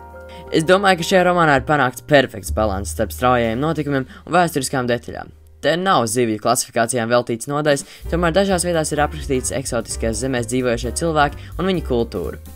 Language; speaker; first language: Latvian; native; Latvian